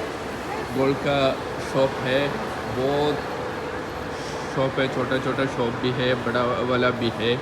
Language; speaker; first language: Hindi; non-native, local second language; Malayalam